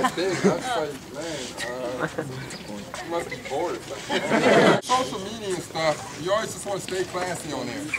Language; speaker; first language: English; native; English